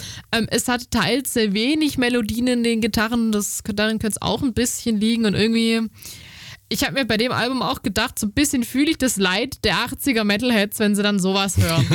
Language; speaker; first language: German; native; German